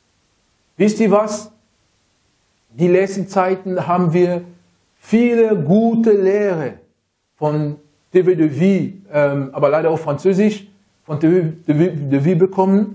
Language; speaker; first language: German; non-native, fluent; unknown